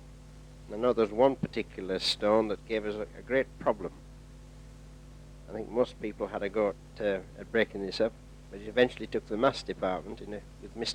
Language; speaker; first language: English; native; English